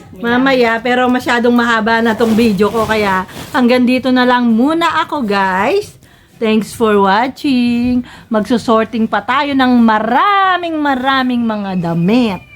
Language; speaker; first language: Filipino; non-native, local second language; Pampanga